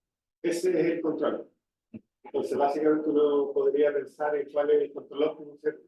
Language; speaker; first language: Spanish; native; Spanish